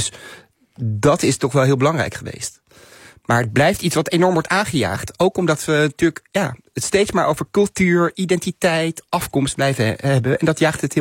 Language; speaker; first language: Dutch; native; Dutch